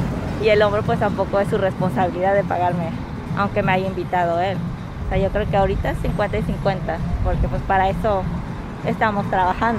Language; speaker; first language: Spanish; native; Spanish